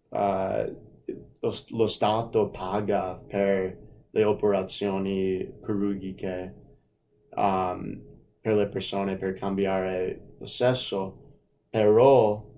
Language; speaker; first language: Italian; non-native, fluent; English